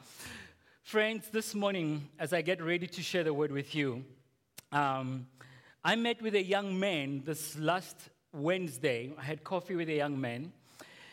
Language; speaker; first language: English; non-native, local second language; Tswana